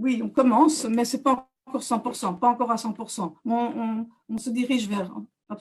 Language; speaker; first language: French; native; French